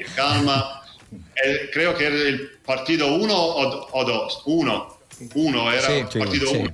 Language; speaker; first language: Spanish; non-native, fluent; Italian